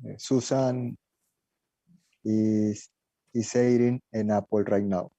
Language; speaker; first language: English; non-native, learner; Spanish